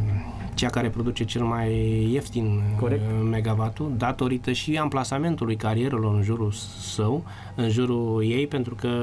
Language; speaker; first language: Romanian; native; Romanian